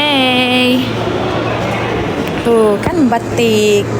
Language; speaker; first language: Indonesian; non-native, learner; Turkish